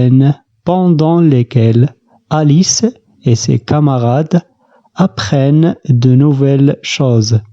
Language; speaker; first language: French; non-native, fluent; Arabic